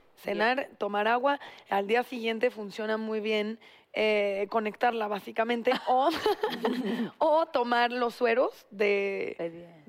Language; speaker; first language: Spanish; native; Spanish